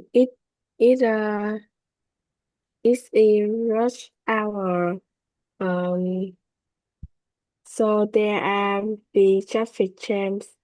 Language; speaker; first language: English; non-native, learner; Vietnamese